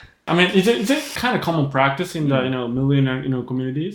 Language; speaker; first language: English; non-native, fluent; Japanese